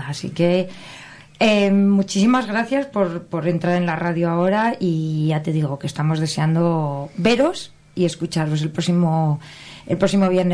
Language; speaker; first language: Spanish; native; Spanish